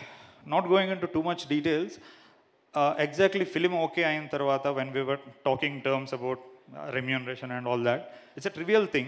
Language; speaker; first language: Telugu; native; Telugu